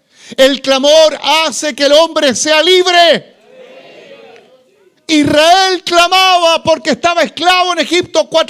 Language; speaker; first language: Spanish; native; Spanish